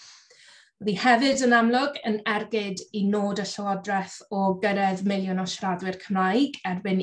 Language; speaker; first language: Welsh; native; Welsh